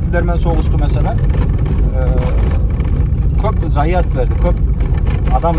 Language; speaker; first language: Turkish; non-native, local second language; Kazakh